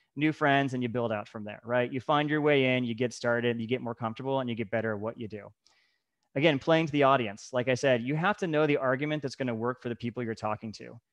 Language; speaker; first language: English; native; English